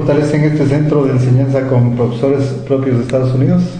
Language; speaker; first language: Spanish; native; Spanish